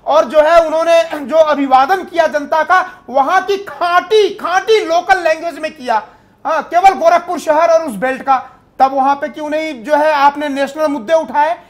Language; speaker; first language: Hindi; native; Hindi